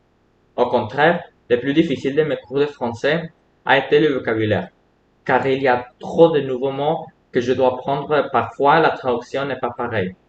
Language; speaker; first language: French; non-native, fluent; Spanish